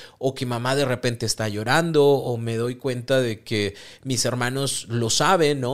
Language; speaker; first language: Spanish; native; Spanish